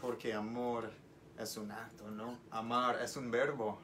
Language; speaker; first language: Spanish; non-native, learner; English